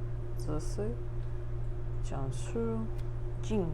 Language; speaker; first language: Chinese; non-native, learner; Russian